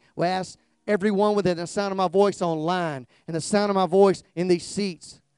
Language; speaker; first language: English; native; English